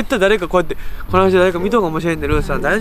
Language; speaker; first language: Japanese; native; Japanese